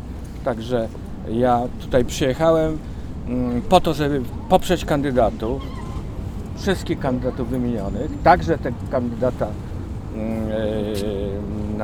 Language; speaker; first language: Polish; native; Polish